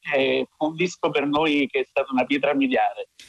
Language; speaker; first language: Italian; native; Italian